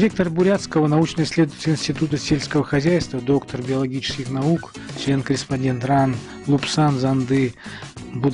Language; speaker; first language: Russian; native; Russian